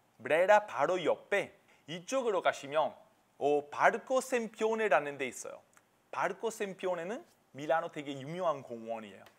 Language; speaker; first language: Korean; non-native, fluent; Italian